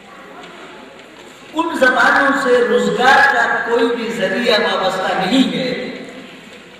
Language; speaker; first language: Urdu; non-native, local second language; Khowar